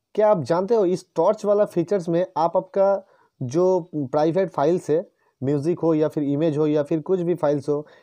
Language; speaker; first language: Hindi; non-native, local second language; Bangla